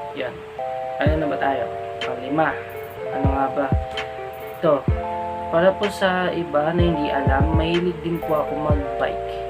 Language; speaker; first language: Filipino; non-native, local second language; Cebuano